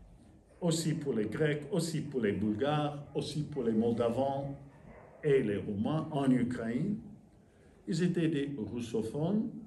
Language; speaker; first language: French; non-native, fluent; English